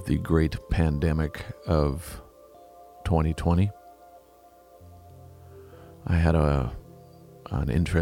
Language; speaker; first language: English; native; English